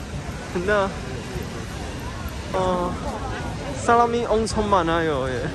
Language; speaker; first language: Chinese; non-native, learner; Korean